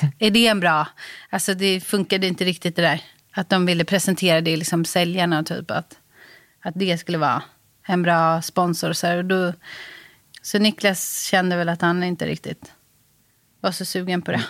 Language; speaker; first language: Swedish; native; Swedish